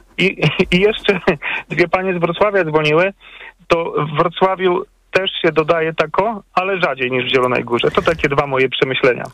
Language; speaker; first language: Polish; native; Polish